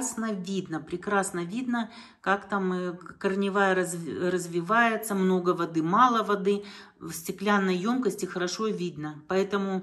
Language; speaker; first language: Russian; native; Russian